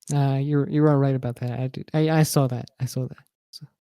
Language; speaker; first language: English; native; English